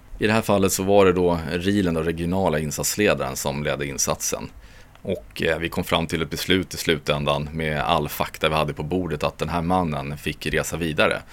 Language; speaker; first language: Swedish; native; Swedish